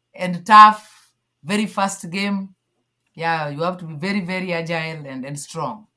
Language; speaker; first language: English; non-native, local second language; Luo (Kenya and Tanzania)